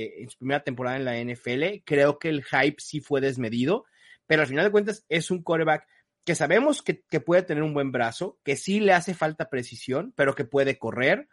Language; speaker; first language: Spanish; native; Spanish